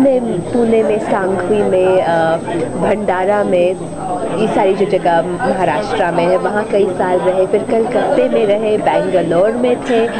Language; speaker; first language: Hindi; native; Hindi